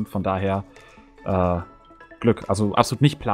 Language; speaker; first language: German; native; German